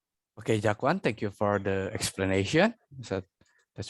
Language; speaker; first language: English; non-native, learner; Indonesian